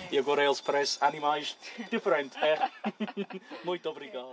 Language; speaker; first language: Portuguese; non-native, learner; English